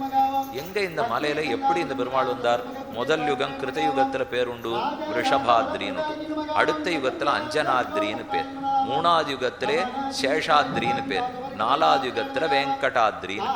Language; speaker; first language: Tamil; native; Tamil